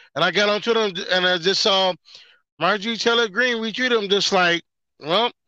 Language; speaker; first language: English; native; English